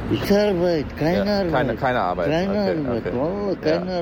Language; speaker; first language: German; non-native, learner; Turkish